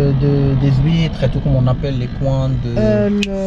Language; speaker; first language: French; native; French